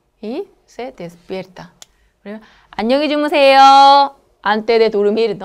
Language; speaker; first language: Spanish; non-native, learner; Korean